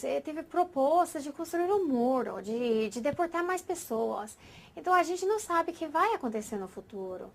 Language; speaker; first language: Portuguese; non-native, fluent; English